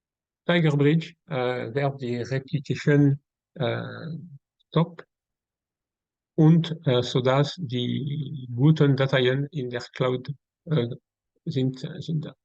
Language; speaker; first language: German; non-native, learner; French